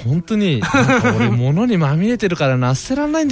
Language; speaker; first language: Japanese; native; Japanese